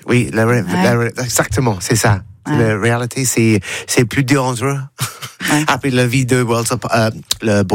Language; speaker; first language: French; non-native, learner; English